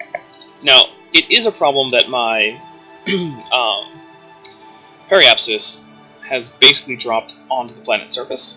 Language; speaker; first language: English; native; English